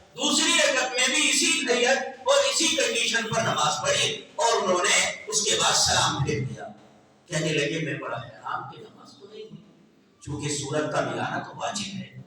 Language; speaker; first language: Urdu; native; Urdu